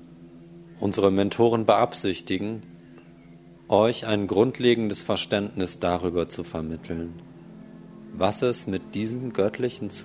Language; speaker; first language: German; native; German